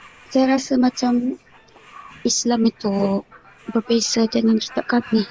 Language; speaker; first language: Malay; non-native, local second language; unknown